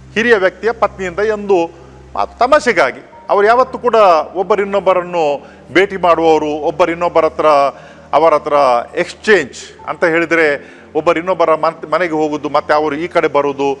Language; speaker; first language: Kannada; non-native, local second language; Konkani